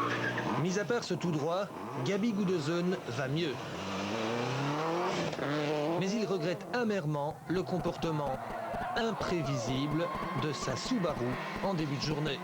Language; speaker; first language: French; native; French